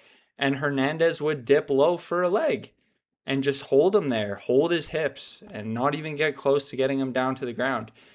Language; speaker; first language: English; native; English